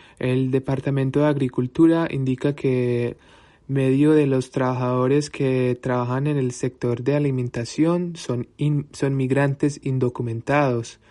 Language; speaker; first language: Spanish; early bilingual, heritage; Spanish